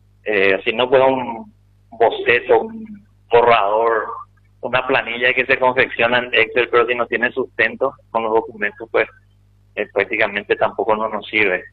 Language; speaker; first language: Spanish; native; Spanish